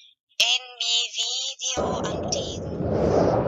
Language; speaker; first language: Spanish; non-native, fluent; German